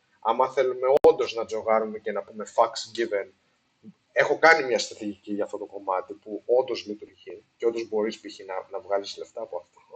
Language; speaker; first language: Greek; early bilingual, heritage; Greek